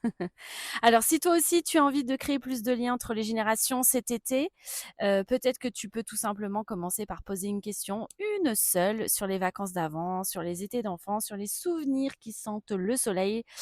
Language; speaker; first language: French; native; French